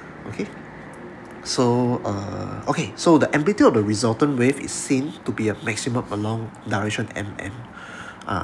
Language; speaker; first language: English; non-native, local second language; Chinese